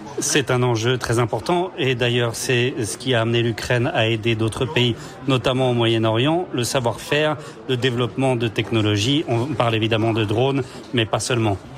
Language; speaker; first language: French; native; French